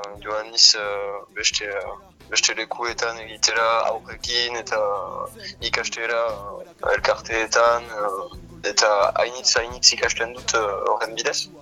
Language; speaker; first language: Basque; non-native, local second language; French